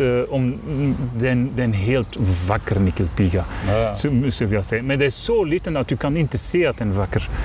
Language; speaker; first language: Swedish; non-native, learner; Dutch